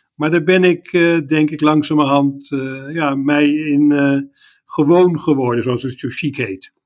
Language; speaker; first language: Dutch; native; Dutch